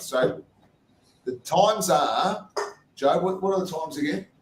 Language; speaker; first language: English; native; English